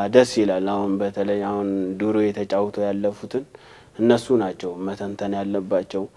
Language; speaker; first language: Amharic; non-native, local second language; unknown